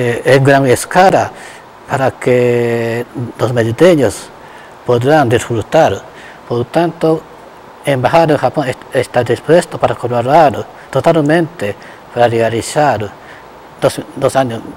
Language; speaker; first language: Spanish; non-native, fluent; Japanese